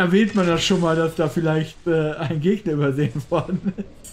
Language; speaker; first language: German; native; German